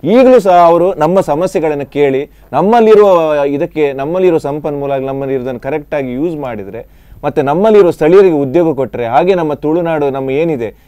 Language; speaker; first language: Kannada; non-native, local second language; Tulu